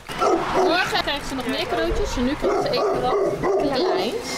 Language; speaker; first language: Dutch; native; Dutch